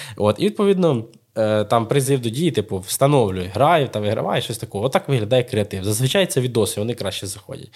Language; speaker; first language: Ukrainian; non-native, local second language; Russian